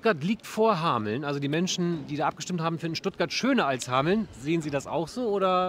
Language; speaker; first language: German; native; German